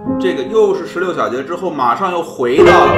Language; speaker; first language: Chinese; native; Chinese